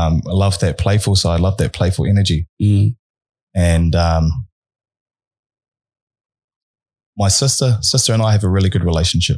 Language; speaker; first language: English; native; English